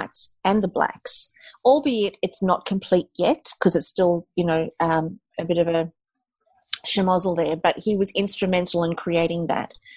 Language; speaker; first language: English; native; English